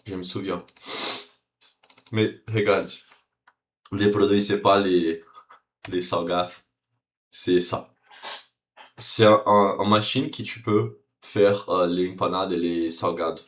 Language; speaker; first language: French; non-native, learner; Portuguese